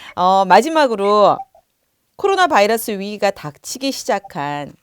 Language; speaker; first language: Korean; native; Korean